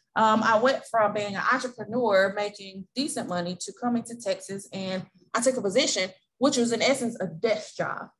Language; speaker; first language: English; native; English